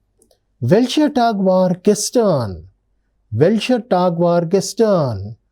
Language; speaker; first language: German; non-native, learner; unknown